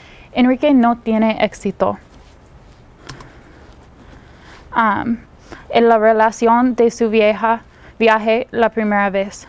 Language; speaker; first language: Spanish; non-native, learner; English